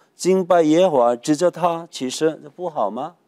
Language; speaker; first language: Chinese; non-native, fluent; Korean